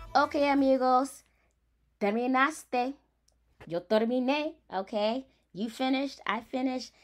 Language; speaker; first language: English; early bilingual, other home language; Spanish